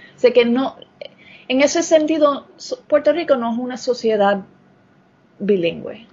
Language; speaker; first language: Spanish; non-native, fluent; English